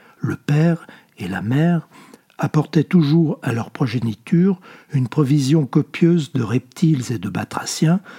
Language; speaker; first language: French; native; French